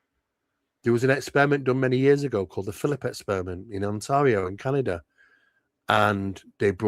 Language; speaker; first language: English; native; English